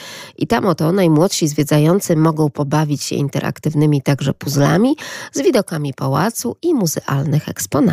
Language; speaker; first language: Polish; native; Polish